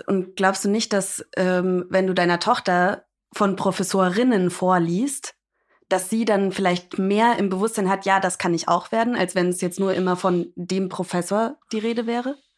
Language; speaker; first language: German; early bilingual, other home language; English